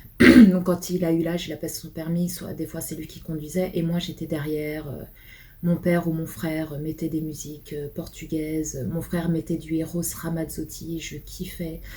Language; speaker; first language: French; early bilingual, other home language; Portuguese